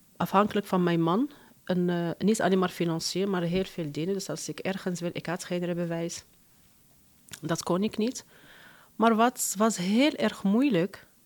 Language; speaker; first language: Dutch; non-native, fluent; Arabic